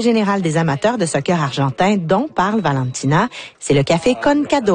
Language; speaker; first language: French; native; French